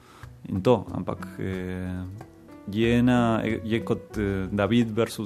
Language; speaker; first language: Slovenian; non-native, learner; Spanish